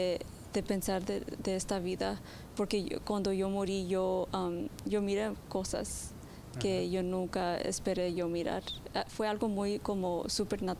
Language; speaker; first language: Spanish; early bilingual, other home language; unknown